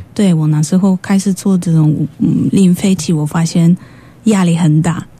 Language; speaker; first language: Chinese; non-native, fluent; Polish